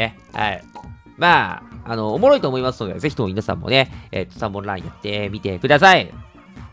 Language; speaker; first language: Japanese; native; Japanese